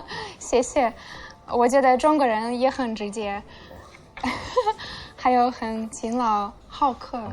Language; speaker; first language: Chinese; non-native, fluent; Russian